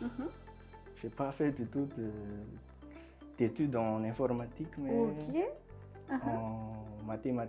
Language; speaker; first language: French; non-native, local second language; Malagasy